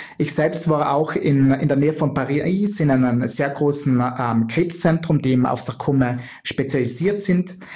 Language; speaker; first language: German; native; German